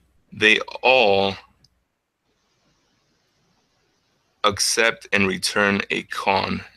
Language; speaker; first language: English; native; English